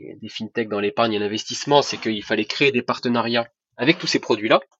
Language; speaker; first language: French; non-native, local second language; Arabic